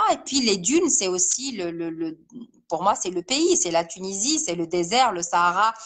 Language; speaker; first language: French; non-native, local second language; Arabic